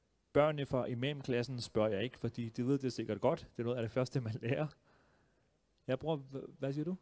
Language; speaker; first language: Danish; early bilingual, other home language; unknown